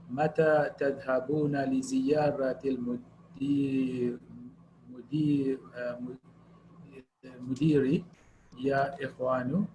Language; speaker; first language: Arabic; non-native, learner; English